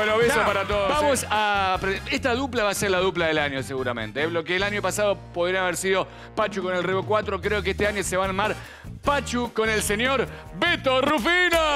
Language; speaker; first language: Spanish; native; Spanish